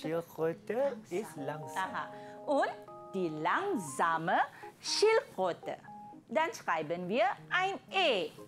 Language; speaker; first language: German; non-native, fluent; Malay